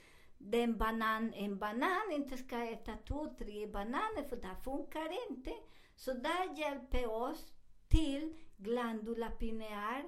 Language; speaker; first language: Swedish; non-native, fluent; Spanish